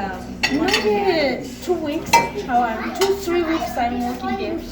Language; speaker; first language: English; non-native, learner; Azerbaijani